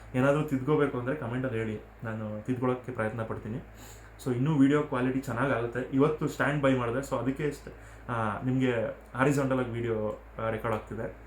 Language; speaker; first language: Kannada; non-native, local second language; Telugu